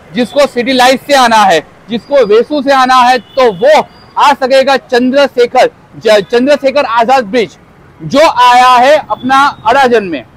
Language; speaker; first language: Hindi; non-native, local second language; Gujarati